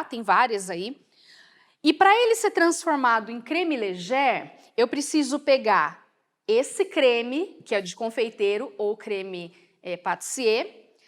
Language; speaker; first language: Portuguese; native; Portuguese